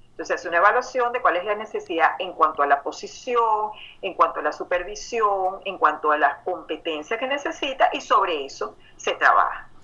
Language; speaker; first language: Spanish; native; Spanish